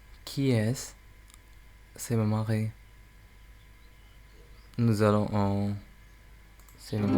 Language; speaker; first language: French; non-native, learner; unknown